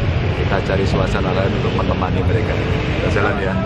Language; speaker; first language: Indonesian; non-native, local second language; Javanese